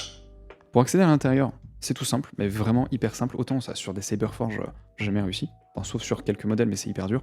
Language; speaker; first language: French; native; French